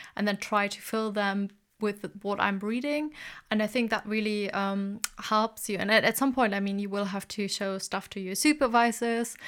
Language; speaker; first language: English; non-native, fluent; German